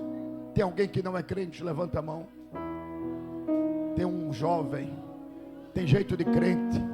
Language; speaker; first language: Portuguese; native; Portuguese